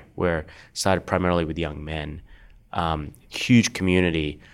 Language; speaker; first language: English; native; English